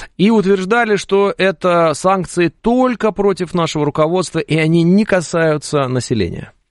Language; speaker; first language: Russian; native; Russian